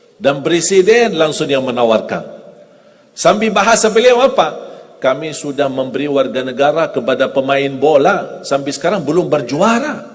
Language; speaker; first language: Malay; non-native, fluent; Arabic